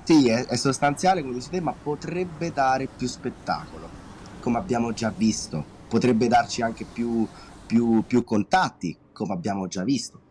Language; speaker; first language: Italian; native; Italian